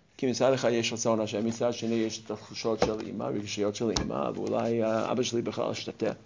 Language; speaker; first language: Hebrew; non-native, fluent; English